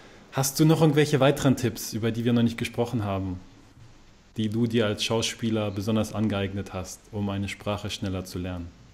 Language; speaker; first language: German; native; German